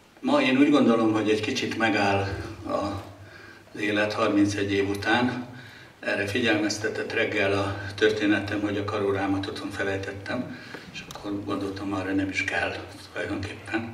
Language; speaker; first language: Hungarian; native; Hungarian